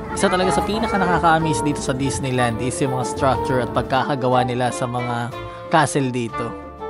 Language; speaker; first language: Filipino; native; Filipino